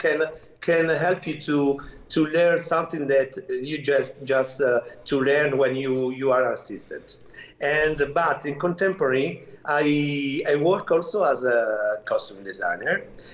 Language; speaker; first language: English; non-native, fluent; Italian